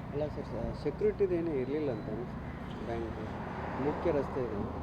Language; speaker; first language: Kannada; native; Kannada